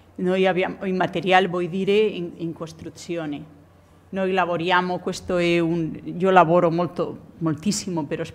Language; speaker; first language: Italian; non-native, learner; Spanish